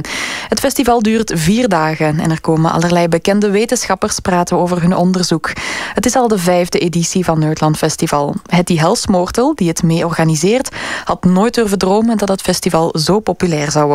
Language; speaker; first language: Dutch; native; Dutch